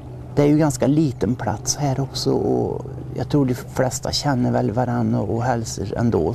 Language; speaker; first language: Swedish; native; Swedish